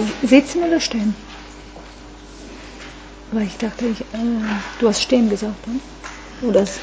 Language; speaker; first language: German; non-native, fluent; Italian